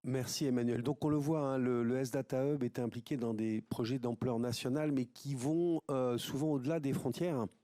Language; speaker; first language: French; native; French